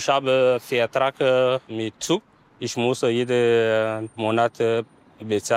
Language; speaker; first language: German; non-native, learner; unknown